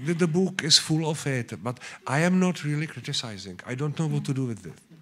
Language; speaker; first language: English; non-native, learner; Czech